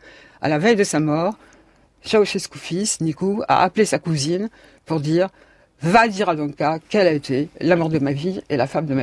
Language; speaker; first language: French; native; French